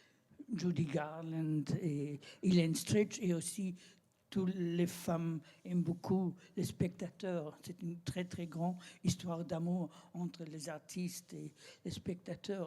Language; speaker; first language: French; non-native, learner; German